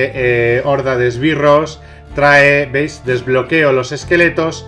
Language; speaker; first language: Spanish; native; Spanish